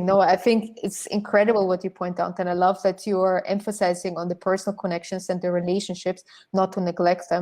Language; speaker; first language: English; non-native, fluent; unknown